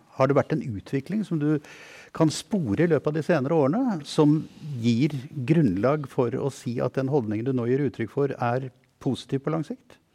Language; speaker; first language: Norwegian; native; Norwegian